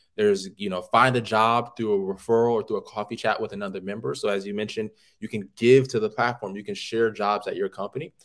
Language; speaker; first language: English; native; English